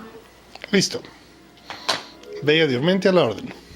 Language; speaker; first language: Spanish; native; Spanish